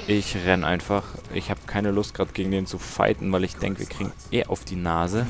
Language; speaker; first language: German; native; German